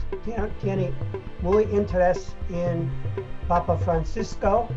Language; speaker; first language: Spanish; non-native, learner; English